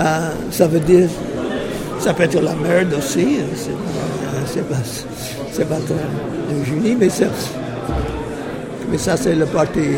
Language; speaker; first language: French; non-native, fluent; English